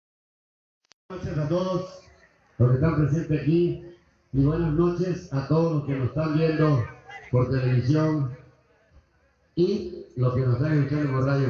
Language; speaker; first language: Spanish; native; Spanish